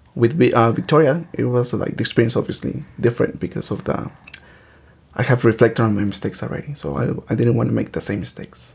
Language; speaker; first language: English; early bilingual, other home language; Spanish